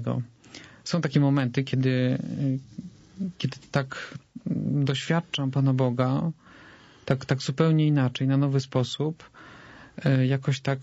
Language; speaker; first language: Polish; native; Polish